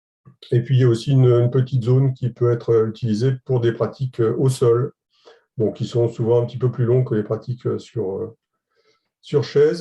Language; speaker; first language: French; native; French